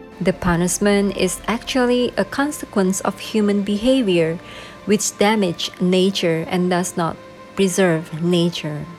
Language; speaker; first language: English; non-native, fluent; Indonesian